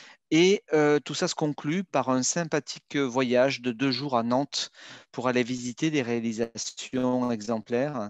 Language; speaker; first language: French; native; French